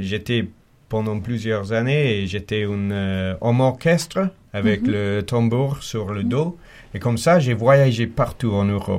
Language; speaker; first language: French; non-native, fluent; English